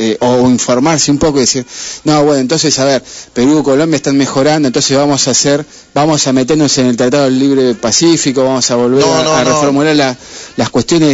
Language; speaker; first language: Spanish; native; Spanish